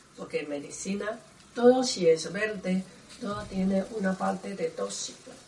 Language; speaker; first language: Spanish; non-native, learner; Chinese